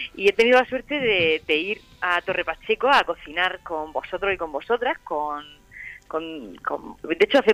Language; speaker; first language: Spanish; native; Spanish